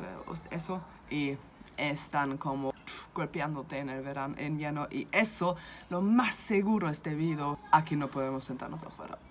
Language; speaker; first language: Spanish; non-native, fluent; German